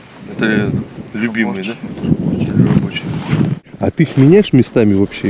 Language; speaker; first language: Russian; native; Russian